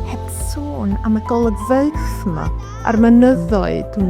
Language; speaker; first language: Welsh; native; Welsh